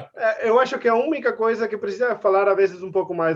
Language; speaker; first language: Portuguese; non-native, fluent; Spanish